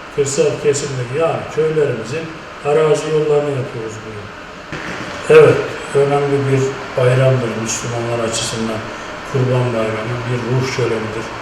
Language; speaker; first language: Turkish; native; Turkish